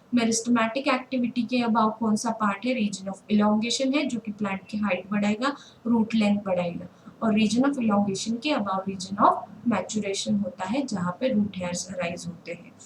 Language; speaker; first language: Hindi; non-native, local second language; Marathi